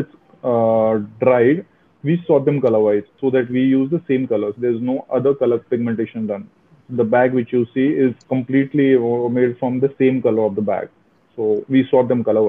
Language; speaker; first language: English; non-native, local second language; Kashmiri